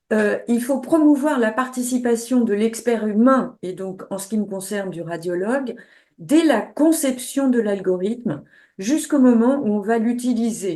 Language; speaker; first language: French; native; French